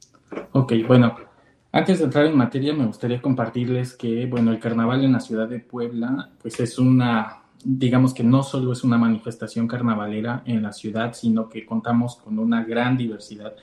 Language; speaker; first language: Spanish; native; Spanish